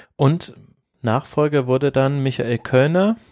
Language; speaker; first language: German; native; German